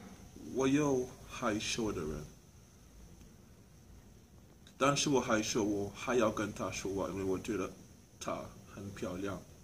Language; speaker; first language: Chinese; non-native, learner; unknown